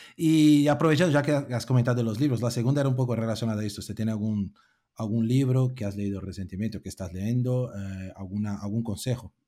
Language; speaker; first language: Spanish; non-native, fluent; Portuguese